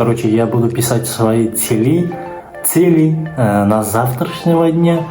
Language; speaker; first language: Russian; non-native, local second language; Kazakh